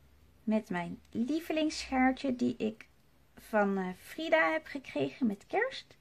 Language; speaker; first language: Dutch; native; Dutch